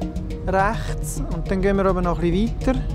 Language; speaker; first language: German; native; German